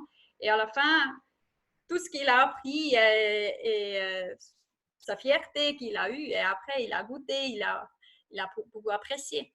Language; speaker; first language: French; non-native, fluent; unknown